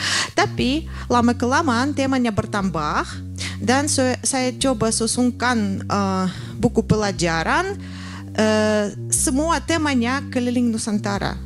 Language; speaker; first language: Indonesian; non-native, fluent; Russian